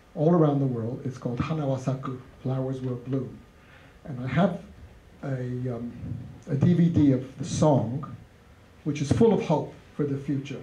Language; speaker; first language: English; native; English